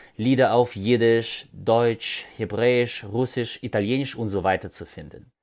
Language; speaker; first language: German; non-native, fluent; Russian